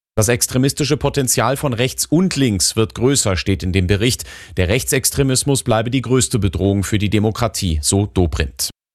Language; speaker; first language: German; native; German